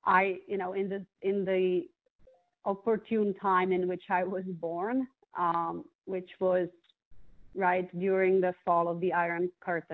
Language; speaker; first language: English; non-native, fluent; Czech